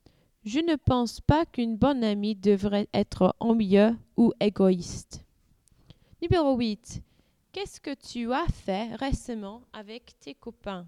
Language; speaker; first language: French; non-native, learner; English